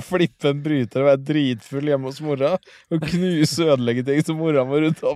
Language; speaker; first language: Norwegian; native; Norwegian